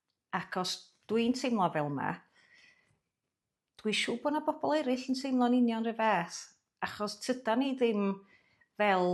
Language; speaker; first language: Welsh; native; Welsh